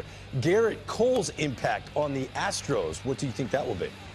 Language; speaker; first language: English; native; English